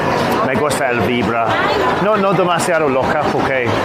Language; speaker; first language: Spanish; non-native, learner; English